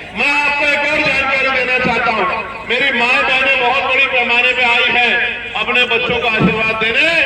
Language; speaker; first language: Hindi; native; Hindi